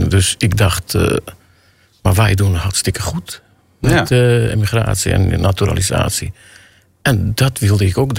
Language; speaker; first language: Dutch; non-native, fluent; Armenian